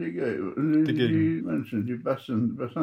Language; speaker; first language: German; non-native, fluent; Polish